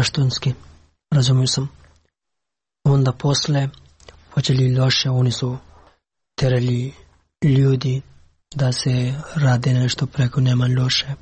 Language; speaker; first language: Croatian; non-native, learner; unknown